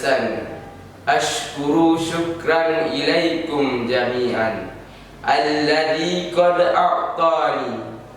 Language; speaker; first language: Arabic; non-native, learner; Indonesian